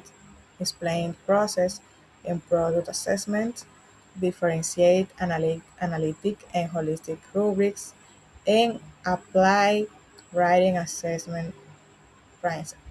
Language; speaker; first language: English; non-native, learner; Spanish